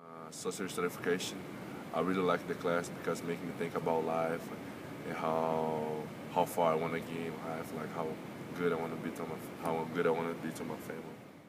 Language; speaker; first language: English; non-native, fluent; Portuguese